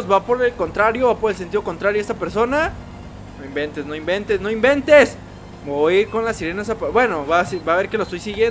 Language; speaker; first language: Spanish; native; Spanish